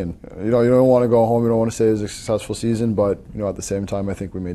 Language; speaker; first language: English; native; English